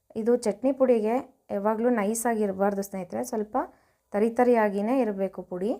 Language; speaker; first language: Kannada; native; Kannada